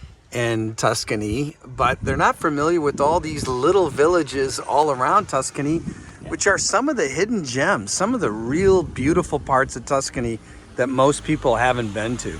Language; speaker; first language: English; native; English